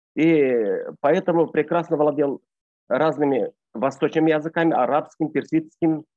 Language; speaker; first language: Russian; non-native, local second language; Bashkir